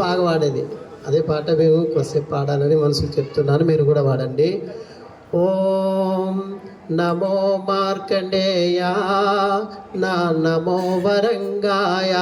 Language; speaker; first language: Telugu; native; Telugu